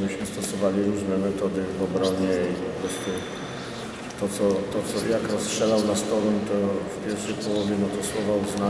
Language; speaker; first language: Polish; native; Polish